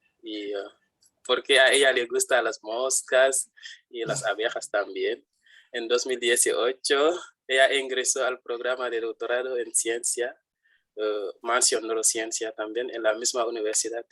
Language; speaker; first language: Spanish; non-native, fluent; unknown